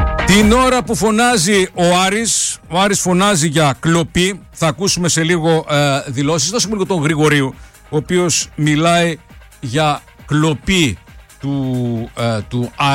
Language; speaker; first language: Greek; native; Greek